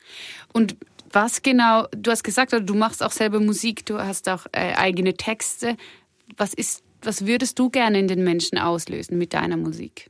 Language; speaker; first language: German; native; German